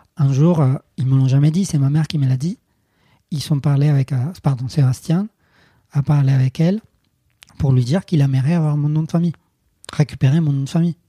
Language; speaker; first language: French; non-native, fluent; Spanish